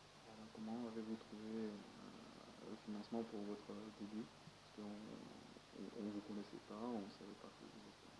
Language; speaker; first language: French; non-native, fluent; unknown